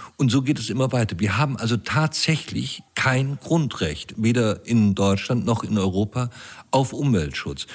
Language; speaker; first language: German; native; German